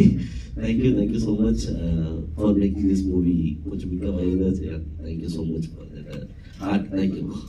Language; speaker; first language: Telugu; non-native, learner; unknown